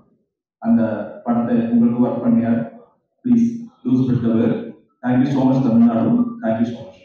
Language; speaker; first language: Tamil; non-native, learner; Malayalam